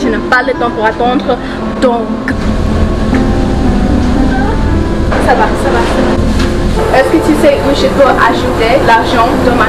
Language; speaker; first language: French; non-native, learner; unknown